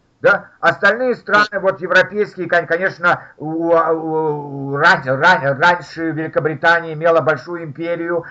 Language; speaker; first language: Russian; native; Russian